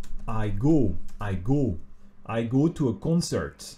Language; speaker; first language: English; non-native, fluent; French